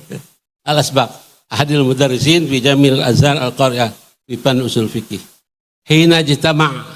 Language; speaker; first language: Arabic; non-native, fluent; Indonesian